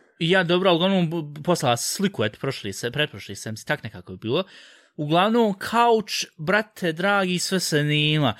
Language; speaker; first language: Bosnian; early bilingual, heritage; Bosnian